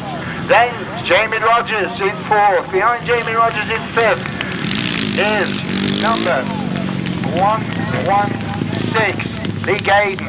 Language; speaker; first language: English; native; English